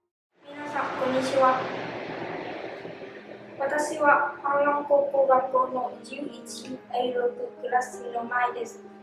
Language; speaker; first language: Japanese; non-native, learner; Vietnamese